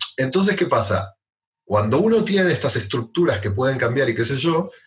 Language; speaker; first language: Spanish; native; Spanish